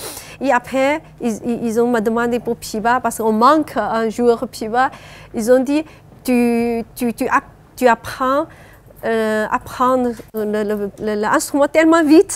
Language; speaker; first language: French; non-native, learner; Chinese